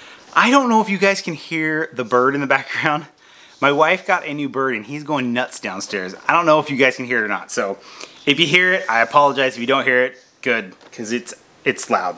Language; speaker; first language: English; native; English